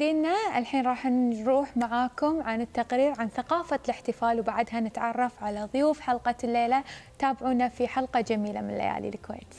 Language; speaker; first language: Arabic; native; Arabic